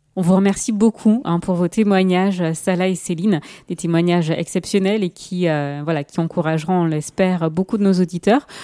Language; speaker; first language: French; native; French